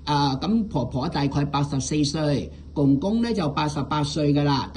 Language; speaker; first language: Cantonese; native; Cantonese